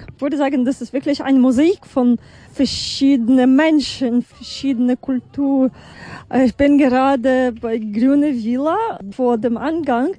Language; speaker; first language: German; non-native, fluent; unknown